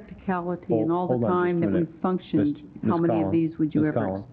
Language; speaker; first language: English; native; English